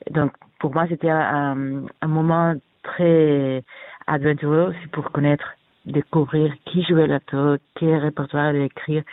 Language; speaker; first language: French; non-native, fluent; Spanish